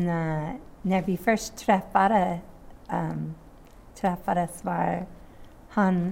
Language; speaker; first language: Swedish; non-native, learner; English